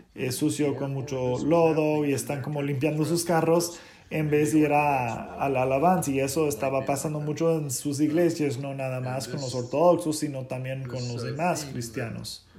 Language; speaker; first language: Spanish; non-native, fluent; English